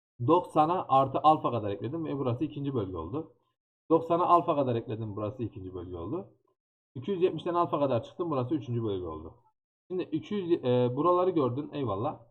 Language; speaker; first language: Turkish; native; Turkish